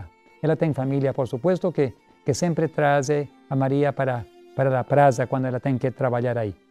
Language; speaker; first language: Portuguese; non-native, learner; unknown